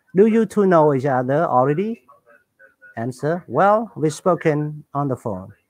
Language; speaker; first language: English; non-native, learner; Khmer